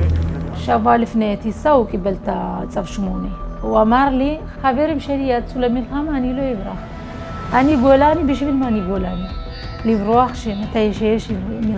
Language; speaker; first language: Hebrew; non-native, fluent; Amharic